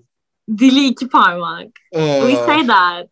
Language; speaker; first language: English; non-native, fluent; Turkish